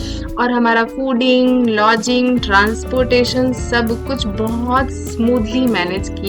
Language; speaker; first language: Hindi; native; Hindi